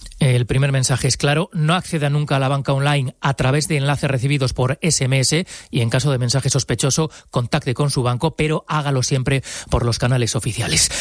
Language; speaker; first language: Spanish; native; Spanish